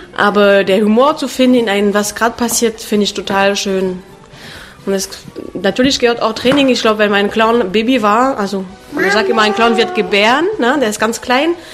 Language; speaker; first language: German; non-native, fluent; French